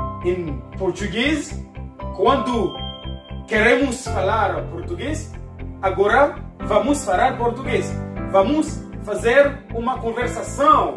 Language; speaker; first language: Portuguese; non-native, fluent; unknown